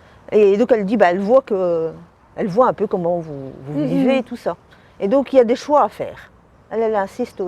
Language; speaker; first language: French; native; French